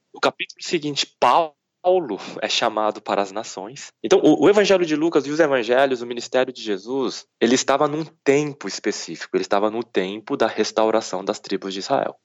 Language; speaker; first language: Portuguese; early bilingual, other home language; Korean